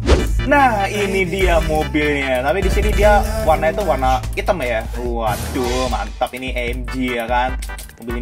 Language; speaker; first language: Indonesian; native; Indonesian